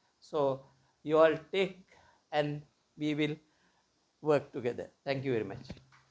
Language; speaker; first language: English; non-native, local second language; Tamil